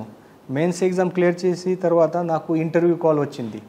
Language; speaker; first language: Telugu; non-native, learner; Marathi